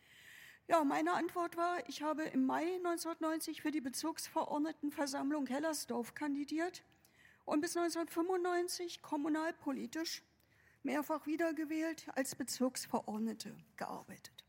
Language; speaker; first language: German; native; German